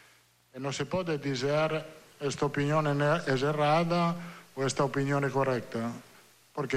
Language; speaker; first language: Portuguese; non-native, learner; Italian